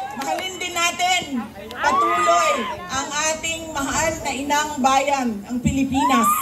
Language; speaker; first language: Filipino; non-native, local second language; Cebuano